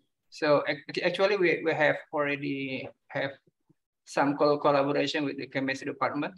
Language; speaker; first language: English; non-native, fluent; Indonesian